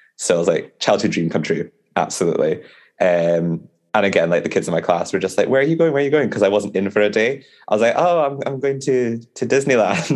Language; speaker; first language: English; native; English